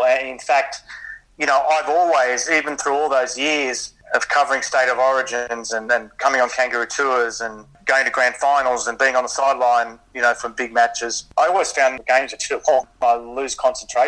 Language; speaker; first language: English; native; English